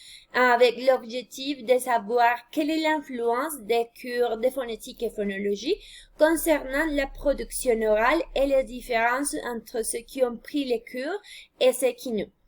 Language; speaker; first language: French; non-native, fluent; Spanish